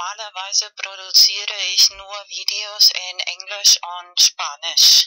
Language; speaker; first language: German; non-native, fluent; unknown